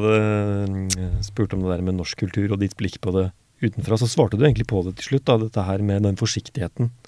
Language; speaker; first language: Norwegian; native; Norwegian